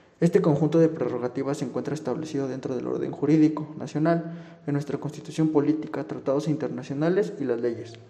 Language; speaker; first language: Spanish; native; Spanish